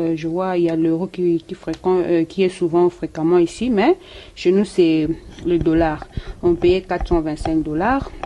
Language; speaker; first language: French; non-native, local second language; Lingala